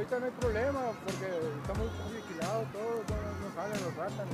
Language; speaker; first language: Spanish; native; Spanish